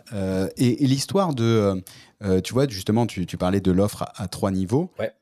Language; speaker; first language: French; native; French